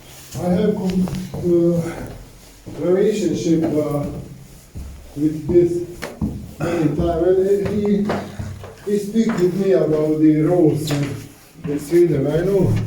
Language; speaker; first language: English; non-native, learner; Arabic